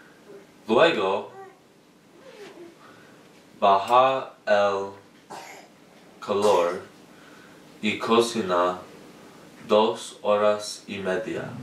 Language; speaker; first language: Spanish; non-native, learner; English